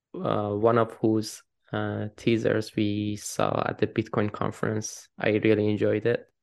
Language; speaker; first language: English; non-native, fluent; Persian